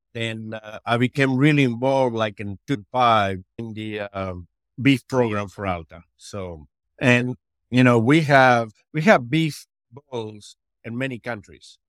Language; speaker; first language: English; non-native, fluent; Spanish